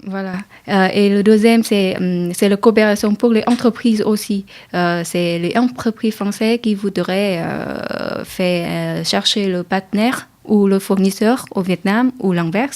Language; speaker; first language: French; non-native, learner; Vietnamese